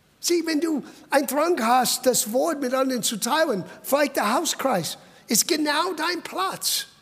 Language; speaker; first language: German; non-native, fluent; English